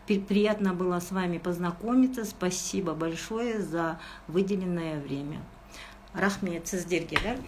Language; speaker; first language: Russian; non-native, local second language; Kazakh